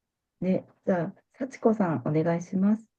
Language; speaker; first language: Korean; native; Korean